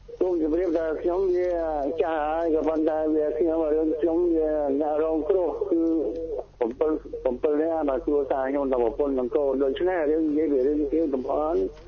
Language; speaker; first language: Khmer; native; Khmer